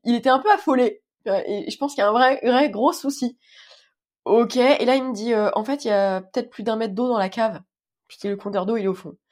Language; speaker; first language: French; native; French